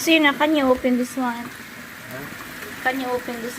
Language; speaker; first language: English; non-native, learner; Filipino